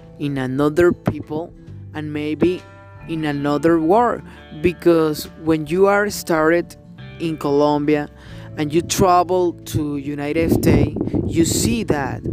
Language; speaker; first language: English; non-native, learner; Spanish